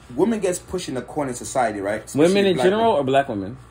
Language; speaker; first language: English; non-native, local second language; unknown